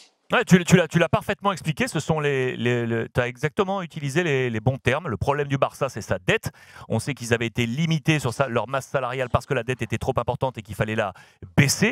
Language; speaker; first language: French; native; French